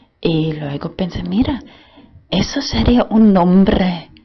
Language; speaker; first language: Spanish; non-native, fluent; German